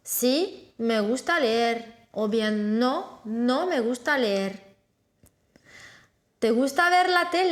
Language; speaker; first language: Spanish; non-native, fluent; French